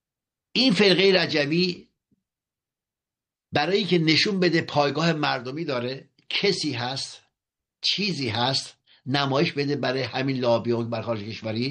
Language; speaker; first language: Persian; native; Persian